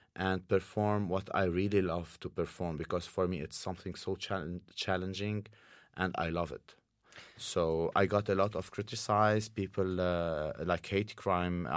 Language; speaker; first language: English; non-native, fluent; Arabic